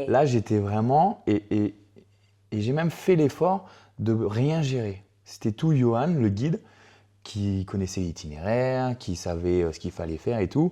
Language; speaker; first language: French; native; French